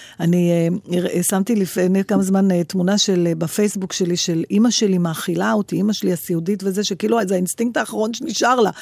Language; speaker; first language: Hebrew; native; Hebrew